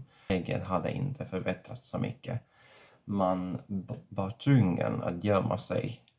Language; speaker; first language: Swedish; non-native, fluent; Catalan